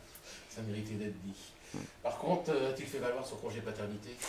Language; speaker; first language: French; native; French